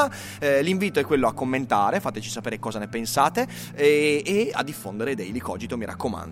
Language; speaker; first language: Italian; native; Italian